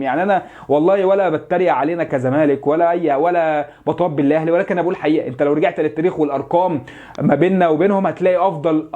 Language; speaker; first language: Arabic; native; Arabic